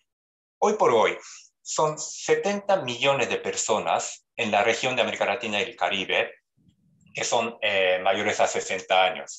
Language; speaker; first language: Spanish; non-native, fluent; Japanese